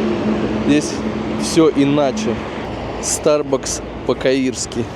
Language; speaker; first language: Russian; native; Russian